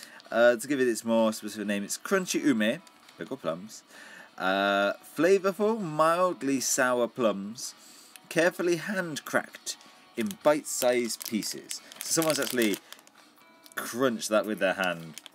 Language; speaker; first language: English; native; English